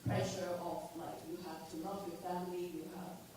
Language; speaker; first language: English; non-native, local second language; Chinese